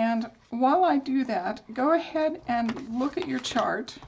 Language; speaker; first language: English; native; English